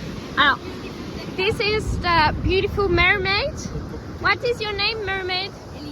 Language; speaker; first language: English; non-native, learner; French